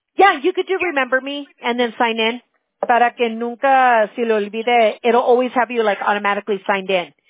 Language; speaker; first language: English; early bilingual, other home language; Spanish